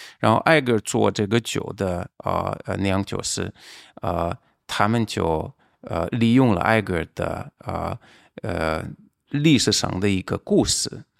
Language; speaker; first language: Chinese; non-native, fluent; Hungarian